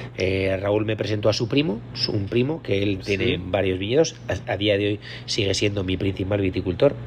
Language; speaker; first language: Spanish; native; Spanish